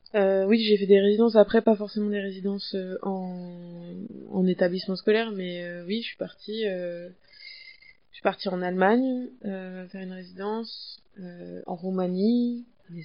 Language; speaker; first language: French; native; French